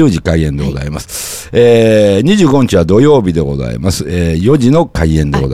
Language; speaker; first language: Japanese; native; Japanese